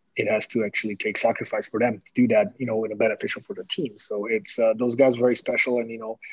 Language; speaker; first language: English; non-native, fluent; Slovak